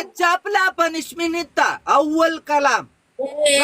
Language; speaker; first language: Arabic; non-native, learner; Pashto